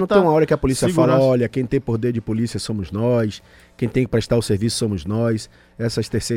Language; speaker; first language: Portuguese; native; Portuguese